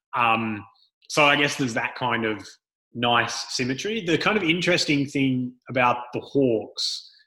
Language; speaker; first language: English; native; English